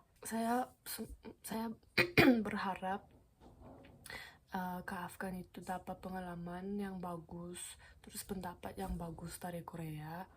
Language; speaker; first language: Indonesian; non-native, fluent; Korean